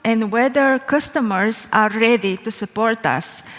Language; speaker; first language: English; non-native, fluent; Bulgarian